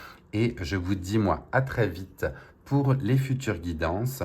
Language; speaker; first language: French; native; French